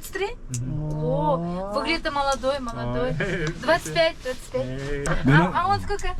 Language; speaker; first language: Russian; non-native, local second language; Kazakh